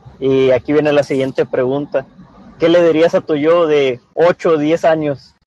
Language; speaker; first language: Spanish; native; Spanish